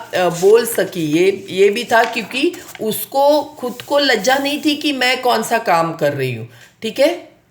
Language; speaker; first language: Hindi; non-native, local second language; Marathi